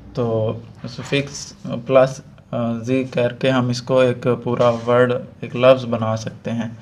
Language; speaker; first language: Urdu; non-native, local second language; Punjabi